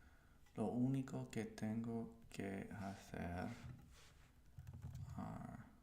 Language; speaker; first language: Spanish; non-native, learner; English